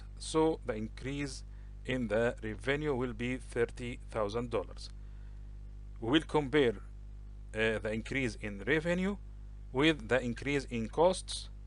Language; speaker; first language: English; non-native, local second language; Arabic